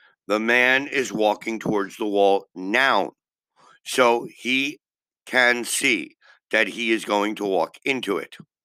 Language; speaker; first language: English; native; English